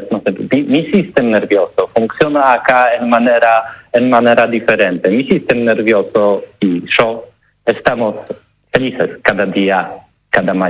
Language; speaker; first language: Spanish; non-native, learner; Polish